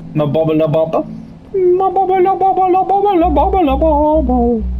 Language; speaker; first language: English; native; English